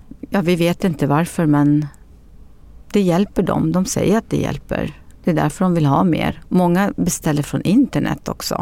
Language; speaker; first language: Swedish; early bilingual, other home language; Arabic